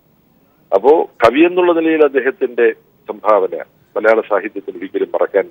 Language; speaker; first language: Malayalam; native; Malayalam